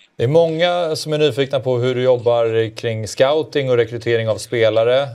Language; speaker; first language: Swedish; native; Swedish